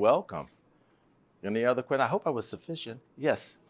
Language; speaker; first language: English; native; English